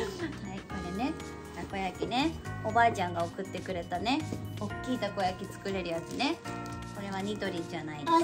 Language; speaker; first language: Japanese; native; Japanese